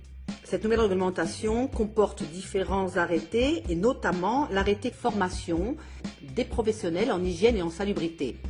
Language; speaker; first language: French; native; French